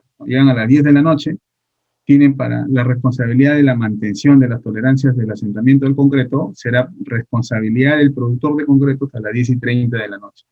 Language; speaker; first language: Spanish; native; Spanish